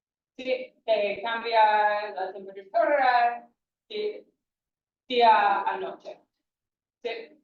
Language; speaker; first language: Spanish; non-native, fluent; English